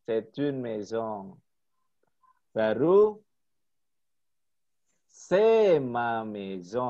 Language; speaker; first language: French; non-native, fluent; Indonesian